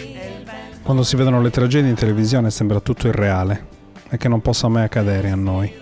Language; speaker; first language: Italian; native; Italian